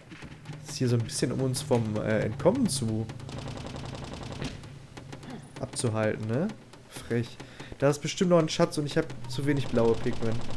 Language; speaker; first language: German; native; German